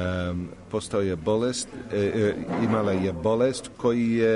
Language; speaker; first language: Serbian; non-native, fluent; English